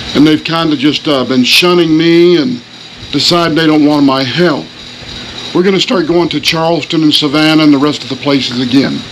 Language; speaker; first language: English; native; English